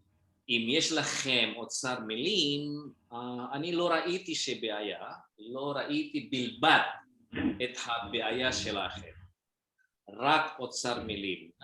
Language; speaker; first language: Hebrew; non-native, fluent; Indonesian